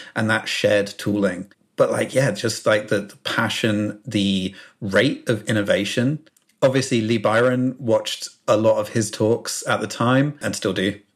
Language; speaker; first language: English; native; English